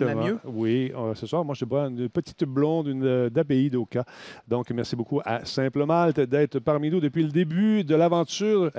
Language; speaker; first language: French; native; French